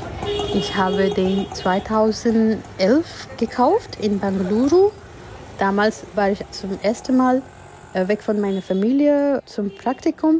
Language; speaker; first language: German; non-native, learner; Gujarati